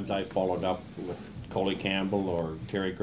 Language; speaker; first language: English; native; English